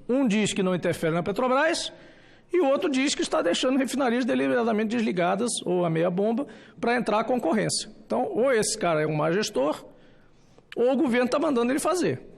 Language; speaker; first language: Portuguese; native; Portuguese